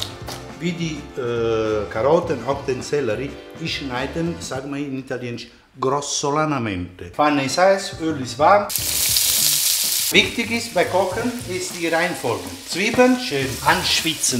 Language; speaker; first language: German; non-native, fluent; Italian